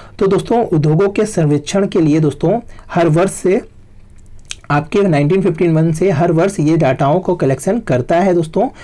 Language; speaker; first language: Hindi; native; Hindi